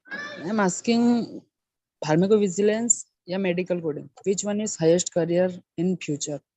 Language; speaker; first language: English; non-native, learner; Hindi